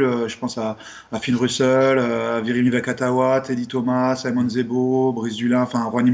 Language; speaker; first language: French; native; French